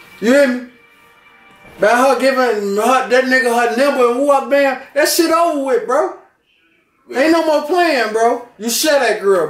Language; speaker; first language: English; native; English